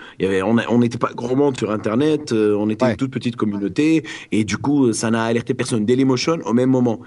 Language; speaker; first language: French; non-native, local second language; Arabic